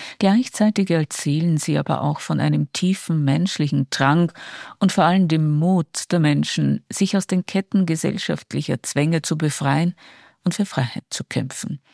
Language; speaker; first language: German; native; German